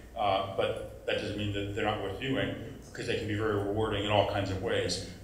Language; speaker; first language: English; native; English